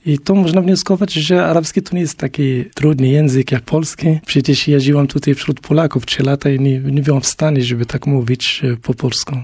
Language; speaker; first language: Polish; non-native, learner; Arabic